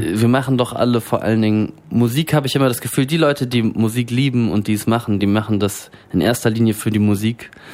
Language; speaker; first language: German; native; German